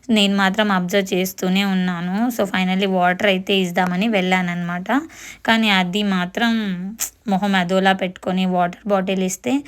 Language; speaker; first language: Telugu; non-native, local second language; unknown